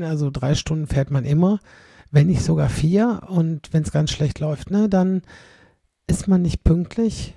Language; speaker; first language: German; native; German